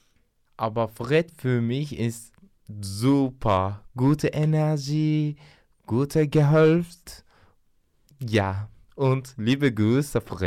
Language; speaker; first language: German; non-native, learner; Turkish